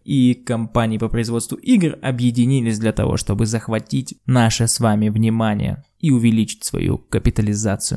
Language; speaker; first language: Russian; native; Russian